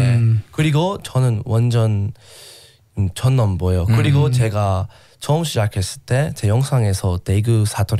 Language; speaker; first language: Korean; non-native, learner; English